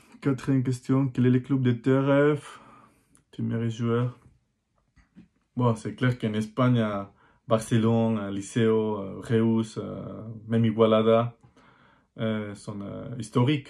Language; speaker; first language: French; non-native, fluent; Spanish